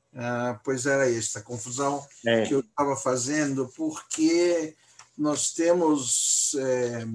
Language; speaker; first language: Portuguese; native; Portuguese